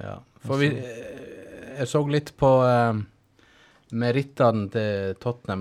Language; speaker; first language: Norwegian; native; Norwegian